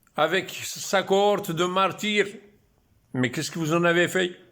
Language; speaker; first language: French; non-native, local second language; Arabic